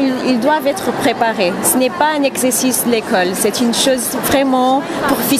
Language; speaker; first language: French; non-native, fluent; Portuguese